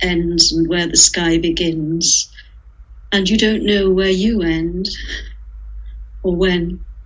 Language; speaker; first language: English; native; English